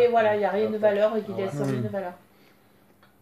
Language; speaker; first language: French; native; French